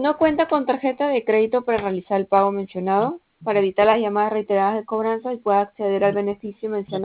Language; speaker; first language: Spanish; native; Spanish